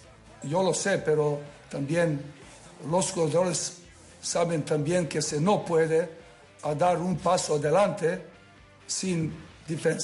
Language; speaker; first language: Spanish; non-native, learner; Serbian